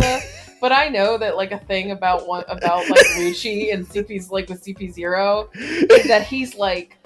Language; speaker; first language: English; native; English